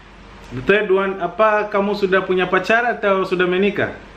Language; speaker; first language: Indonesian; non-native, fluent; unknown